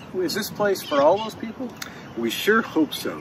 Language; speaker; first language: English; native; English